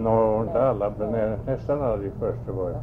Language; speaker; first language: Swedish; early bilingual, heritage; Swedish